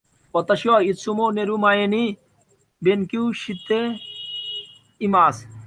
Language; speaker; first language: Japanese; non-native, learner; Bangla